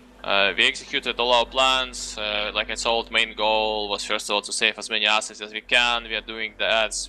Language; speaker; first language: English; non-native, fluent; Russian